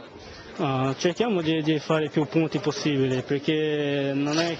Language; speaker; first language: Italian; non-native, learner; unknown